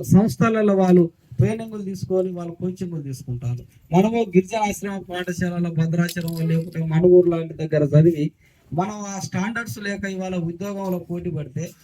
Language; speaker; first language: Telugu; non-native, local second language; Koya